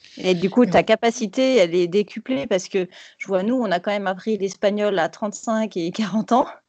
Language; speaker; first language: French; native; French